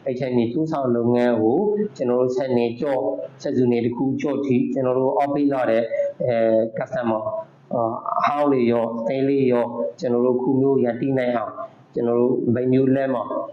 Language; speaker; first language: Burmese; native; Burmese